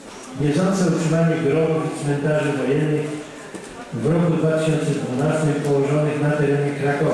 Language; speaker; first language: Polish; native; Polish